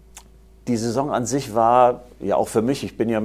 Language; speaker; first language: German; native; German